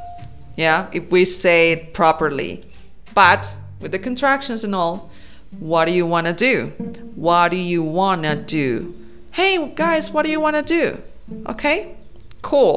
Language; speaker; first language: English; non-native, fluent; Spanish